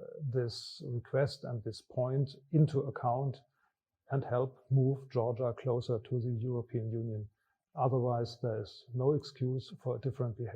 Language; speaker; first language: English; non-native, fluent; German